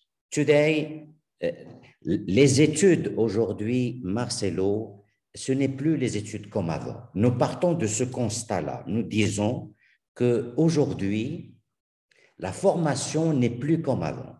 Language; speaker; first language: French; non-native, local second language; Arabic